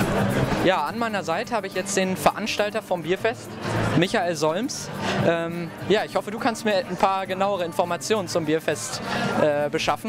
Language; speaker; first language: German; native; German